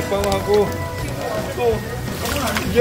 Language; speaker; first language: Korean; native; Korean